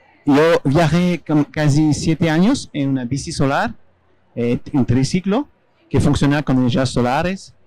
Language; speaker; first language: Spanish; non-native, fluent; French